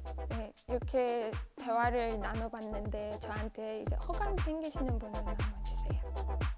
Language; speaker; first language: Korean; non-native, fluent; Turkish